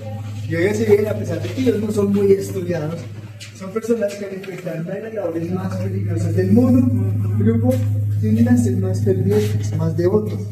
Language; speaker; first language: Spanish; native; Spanish